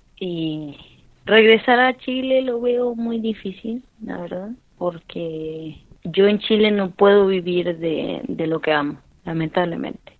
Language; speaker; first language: Spanish; native; Spanish